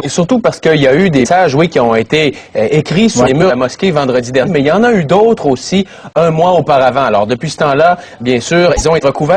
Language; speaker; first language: French; native; French